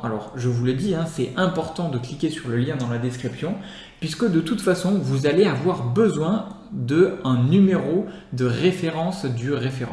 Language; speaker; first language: French; native; French